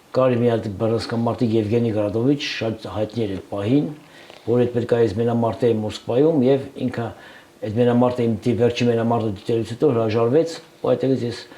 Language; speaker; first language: Armenian; native; Armenian